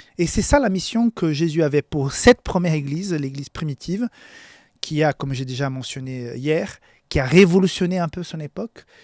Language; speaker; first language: French; non-native, fluent; Portuguese